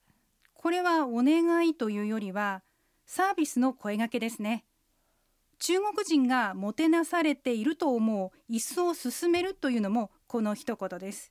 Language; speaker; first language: Japanese; native; Japanese